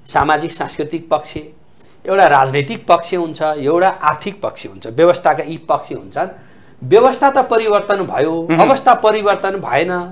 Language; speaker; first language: Nepali; native; Nepali